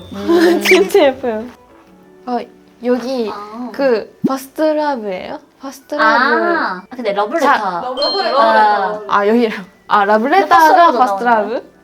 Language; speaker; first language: Korean; non-native, fluent; Japanese